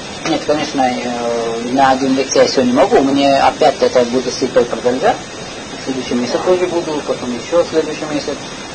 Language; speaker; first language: Russian; non-native, learner; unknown